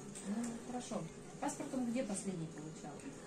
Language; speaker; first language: Russian; native; Russian